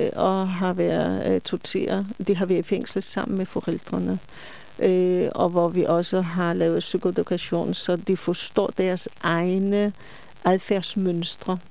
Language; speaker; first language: Danish; non-native, fluent; Polish